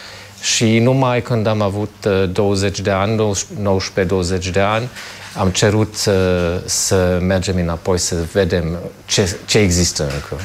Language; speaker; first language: Romanian; non-native, fluent; German